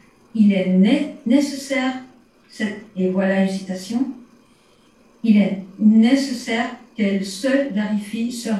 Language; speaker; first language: French; native; French